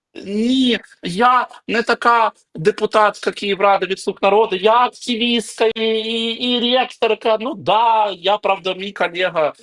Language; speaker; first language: Ukrainian; native; Ukrainian